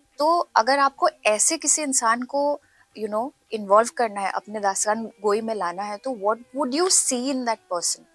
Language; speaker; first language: Hindi; native; Hindi